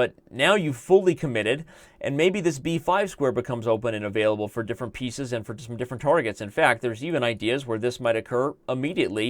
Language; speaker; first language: English; native; English